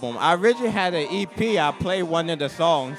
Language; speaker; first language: English; native; English